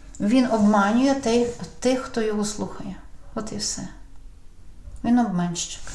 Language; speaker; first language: Ukrainian; non-native, local second language; Russian